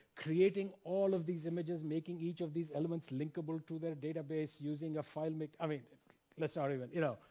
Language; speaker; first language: English; non-native, local second language; Hindi